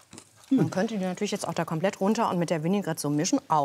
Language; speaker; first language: German; native; German